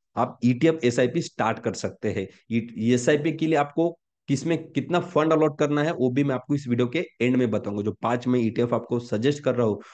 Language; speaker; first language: Hindi; non-native, local second language; Marathi